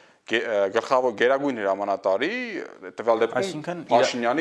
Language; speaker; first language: Armenian; native; Armenian